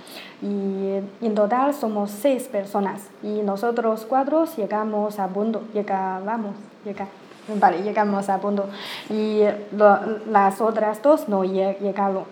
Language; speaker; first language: Spanish; non-native, learner; Chinese